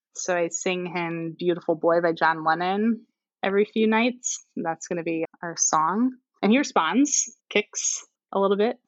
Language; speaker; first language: English; native; English